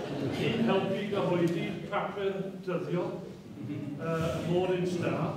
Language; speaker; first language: Welsh; native; Welsh